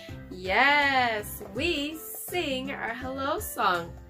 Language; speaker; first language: English; non-native, fluent; Spanish